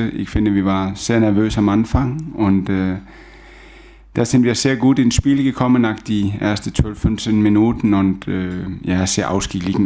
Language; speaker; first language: German; non-native, fluent; Danish